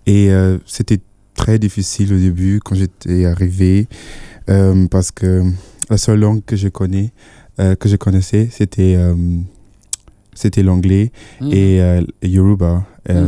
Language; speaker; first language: French; non-native, fluent; Yoruba